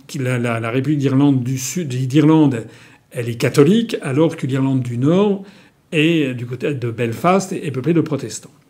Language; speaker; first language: French; native; French